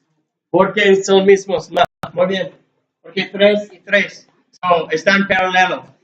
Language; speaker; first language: Spanish; non-native, learner; English